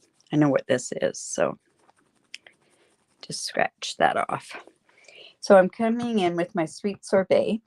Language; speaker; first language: English; native; English